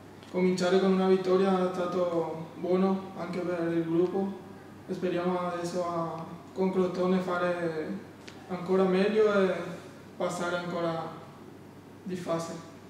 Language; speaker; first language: Italian; non-native, fluent; Spanish